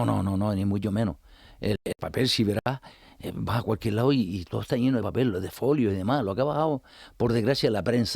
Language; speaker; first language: Spanish; native; Spanish